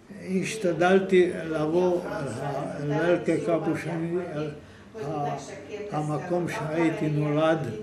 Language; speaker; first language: Hebrew; non-native, fluent; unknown